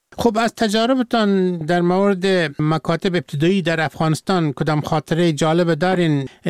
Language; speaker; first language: Persian; native; Persian